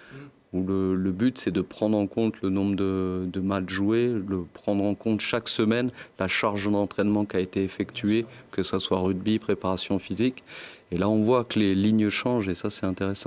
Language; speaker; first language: French; native; French